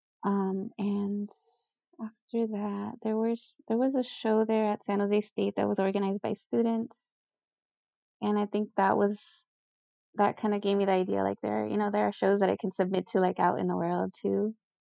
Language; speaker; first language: English; early bilingual, other home language; Spanish